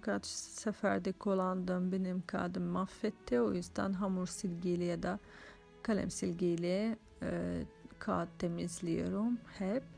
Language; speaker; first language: Turkish; non-native, fluent; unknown